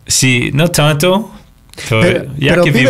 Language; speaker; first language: Spanish; non-native, fluent; English